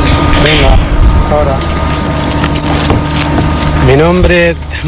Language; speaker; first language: Spanish; non-native, learner; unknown